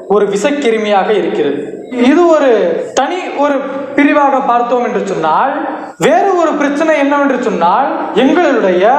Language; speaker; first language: Tamil; non-native, local second language; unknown